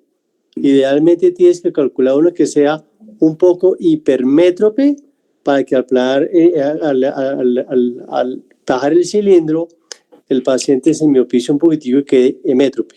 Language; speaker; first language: Spanish; native; Spanish